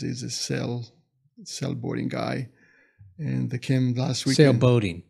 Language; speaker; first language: English; non-native, fluent; Hebrew